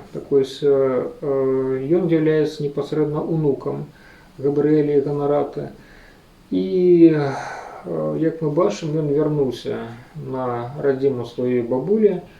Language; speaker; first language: Belarusian; native; Belarusian